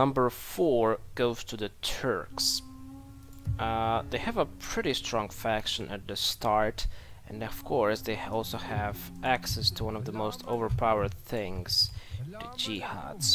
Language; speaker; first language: English; non-native, fluent; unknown